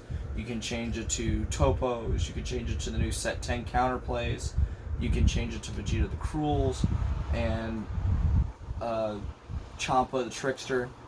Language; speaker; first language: English; native; English